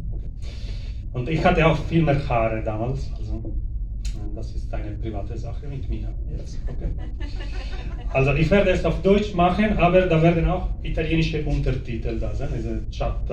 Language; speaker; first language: German; non-native, fluent; Italian